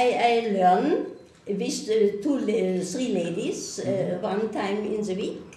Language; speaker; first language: English; non-native, learner; German